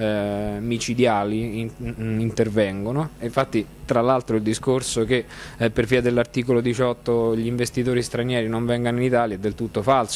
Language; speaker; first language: Italian; native; Italian